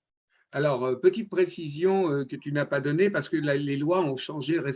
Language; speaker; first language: French; native; French